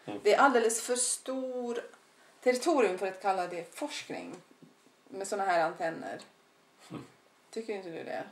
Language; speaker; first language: Swedish; non-native, fluent; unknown